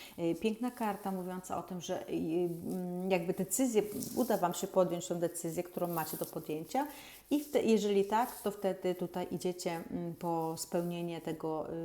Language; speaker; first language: Polish; native; Polish